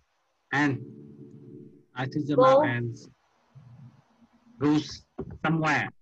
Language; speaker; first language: English; non-native, learner; Vietnamese